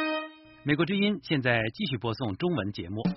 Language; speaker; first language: Chinese; native; Chinese